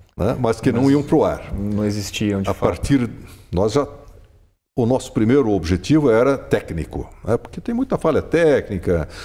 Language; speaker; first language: Portuguese; non-native, local second language; German